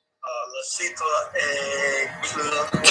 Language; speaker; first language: French; non-native, learner; English